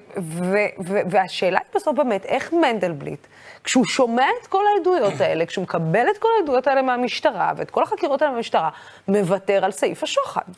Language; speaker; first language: Hebrew; non-native, local second language; Arabic